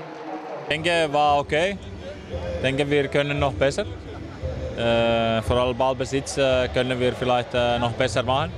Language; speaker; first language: German; non-native, fluent; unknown